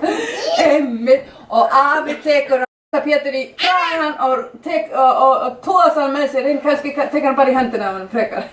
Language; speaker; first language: Icelandic; non-native, fluent; Danish